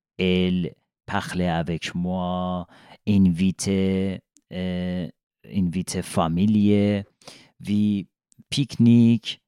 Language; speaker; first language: French; non-native, learner; Persian